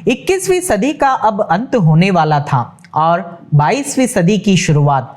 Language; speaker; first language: Hindi; non-native, local second language; Telugu